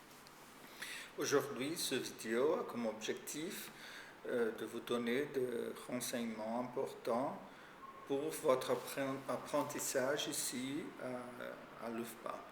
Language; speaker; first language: French; non-native, fluent; Portuguese